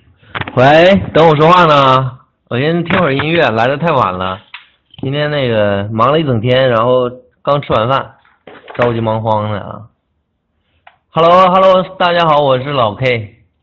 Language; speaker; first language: Chinese; native; Chinese